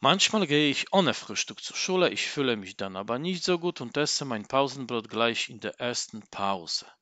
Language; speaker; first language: German; non-native, fluent; Polish